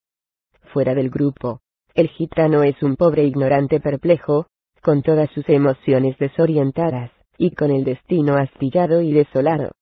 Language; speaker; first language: Spanish; native; Spanish